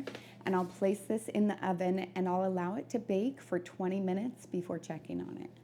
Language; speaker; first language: English; native; English